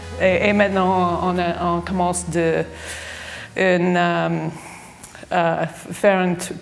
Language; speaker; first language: French; non-native, fluent; English